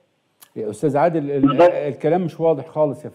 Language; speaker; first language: Arabic; native; Arabic